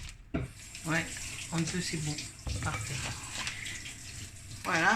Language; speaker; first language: French; native; French